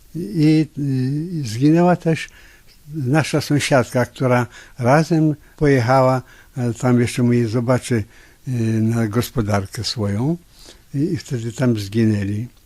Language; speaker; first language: Polish; native; Polish